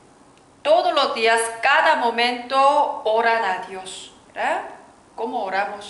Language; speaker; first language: Spanish; non-native, learner; Korean